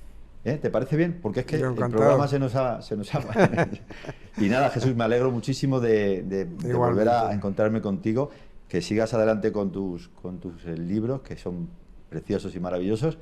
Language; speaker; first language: Spanish; native; Spanish